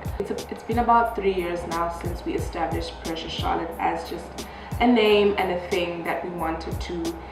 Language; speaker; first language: English; non-native, local second language; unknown